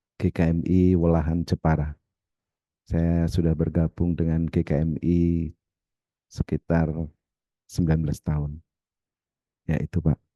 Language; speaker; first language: Indonesian; native; Indonesian